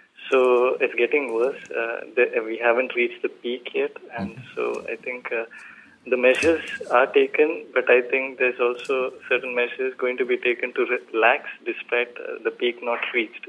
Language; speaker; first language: English; non-native, local second language; Malayalam